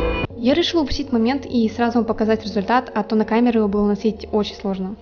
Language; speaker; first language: Russian; native; Russian